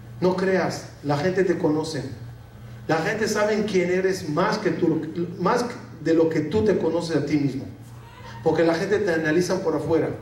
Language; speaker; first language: Spanish; non-native, fluent; Arabic